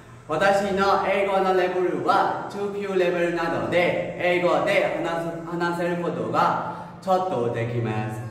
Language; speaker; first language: Japanese; non-native, learner; Burmese